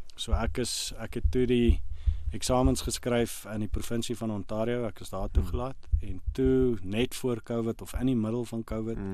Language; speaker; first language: Afrikaans; native; Afrikaans